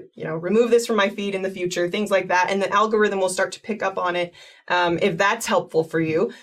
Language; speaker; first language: English; native; English